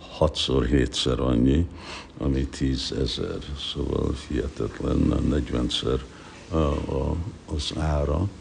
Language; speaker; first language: Hungarian; early bilingual, heritage; Hungarian